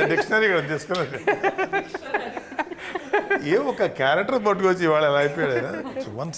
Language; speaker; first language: Telugu; native; Telugu